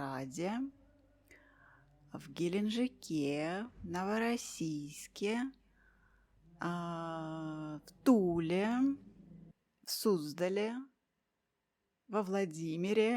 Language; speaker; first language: Russian; native; Russian